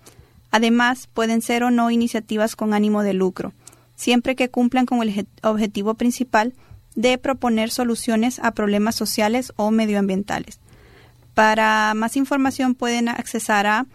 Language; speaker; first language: Spanish; native; Spanish